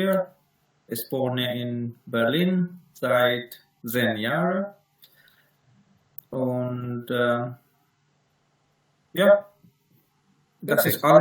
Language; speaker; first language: German; non-native, learner; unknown